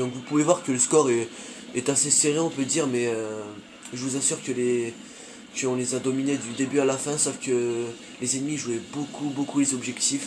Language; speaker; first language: French; native; French